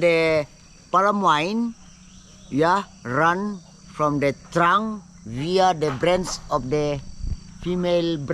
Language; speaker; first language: English; non-native, fluent; Indonesian